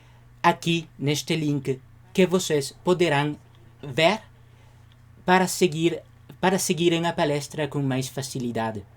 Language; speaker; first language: Portuguese; non-native, learner; Spanish